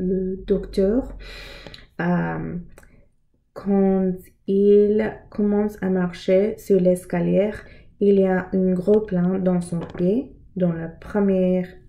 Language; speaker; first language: French; non-native, learner; English